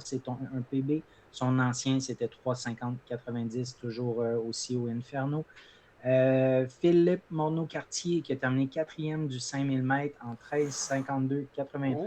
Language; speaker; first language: French; native; French